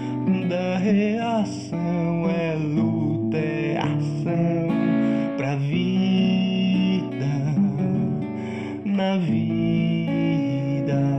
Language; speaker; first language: Portuguese; native; Portuguese